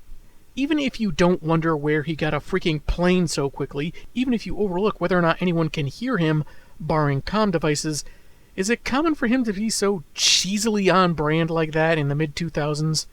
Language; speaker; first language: English; native; English